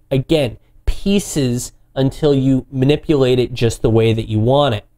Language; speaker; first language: English; native; English